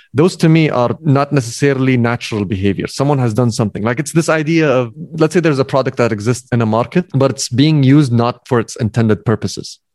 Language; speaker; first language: English; non-native, fluent; Arabic